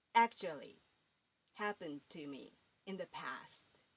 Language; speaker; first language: English; non-native, fluent; Japanese